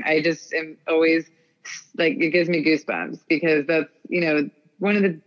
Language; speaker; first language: English; native; English